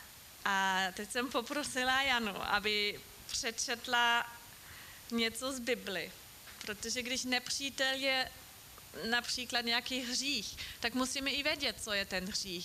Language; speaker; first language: Czech; non-native, fluent; German